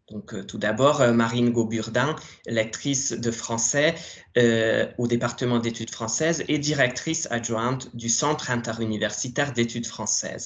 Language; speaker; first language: French; non-native, fluent; Hungarian